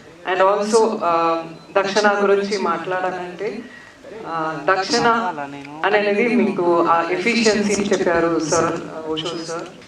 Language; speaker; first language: Telugu; non-native, learner; Tamil